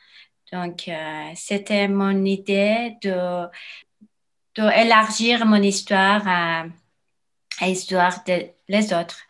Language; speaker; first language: French; non-native, learner; Persian